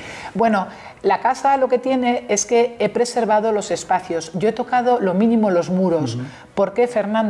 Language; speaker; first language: Spanish; native; Spanish